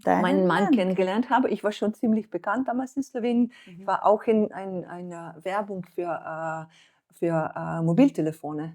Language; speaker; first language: German; non-native, fluent; Slovenian